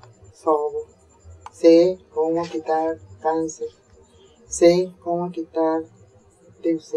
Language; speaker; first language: Spanish; non-native, local second language; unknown